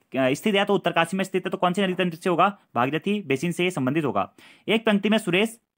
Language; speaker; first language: Hindi; native; Hindi